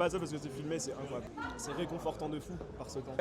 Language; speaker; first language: French; native; French